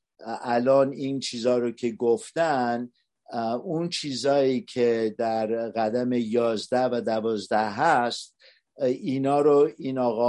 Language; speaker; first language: Persian; early bilingual, heritage; Persian